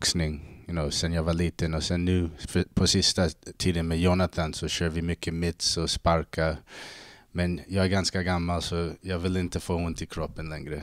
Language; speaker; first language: Swedish; non-native, fluent; English